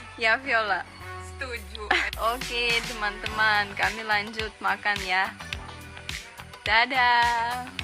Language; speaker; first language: Indonesian; non-native, fluent; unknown